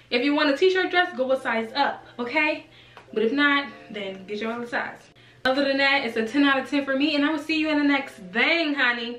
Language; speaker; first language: English; native; English